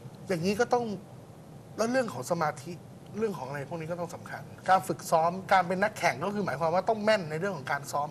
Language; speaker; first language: Thai; native; Thai